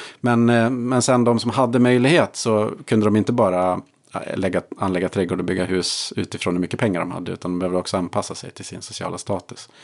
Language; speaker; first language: Swedish; native; Swedish